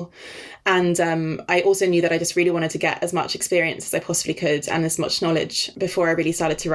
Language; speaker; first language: English; non-native, fluent; Danish